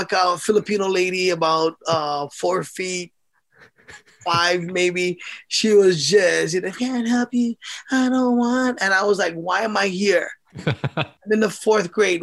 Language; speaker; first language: English; native; English